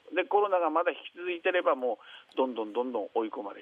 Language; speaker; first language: Japanese; native; Japanese